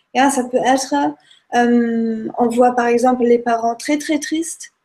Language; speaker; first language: French; non-native, fluent; German